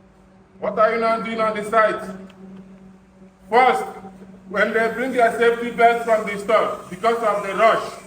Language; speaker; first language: English; non-native, fluent; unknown